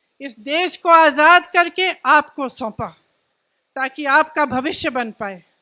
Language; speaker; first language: Hindi; native; Hindi